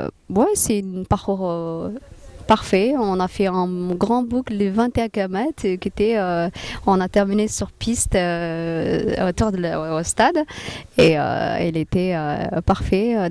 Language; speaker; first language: French; non-native, fluent; Tigrinya